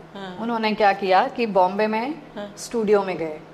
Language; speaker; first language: Hindi; non-native, local second language; Gujarati